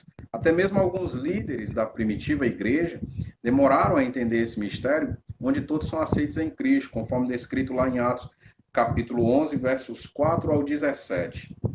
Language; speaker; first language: Portuguese; native; Portuguese